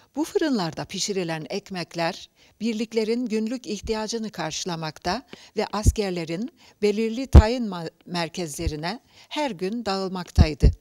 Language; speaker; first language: Turkish; native; Turkish